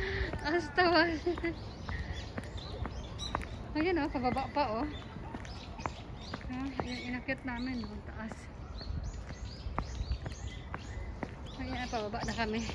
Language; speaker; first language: Japanese; non-native, learner; Filipino